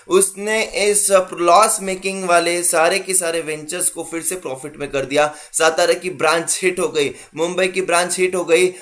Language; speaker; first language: Hindi; non-native, local second language; Marathi